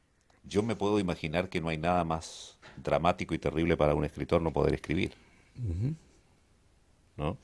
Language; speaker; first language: Spanish; native; Spanish